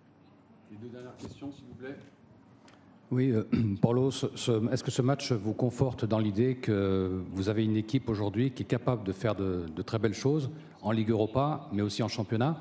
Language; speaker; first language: French; native; French